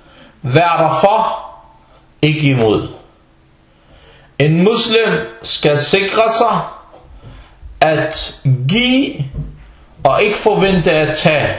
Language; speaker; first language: Danish; early bilingual, other home language; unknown